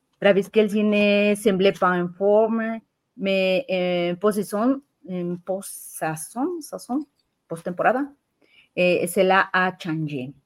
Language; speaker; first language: French; non-native, learner; Spanish